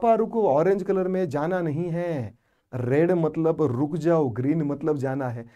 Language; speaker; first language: Hindi; non-native, local second language; Marathi